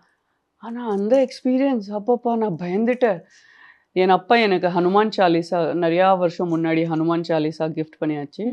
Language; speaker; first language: Tamil; non-native, local second language; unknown